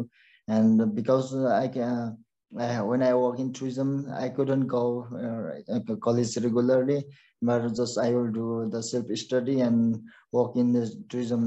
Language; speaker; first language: English; non-native, learner; Sherpa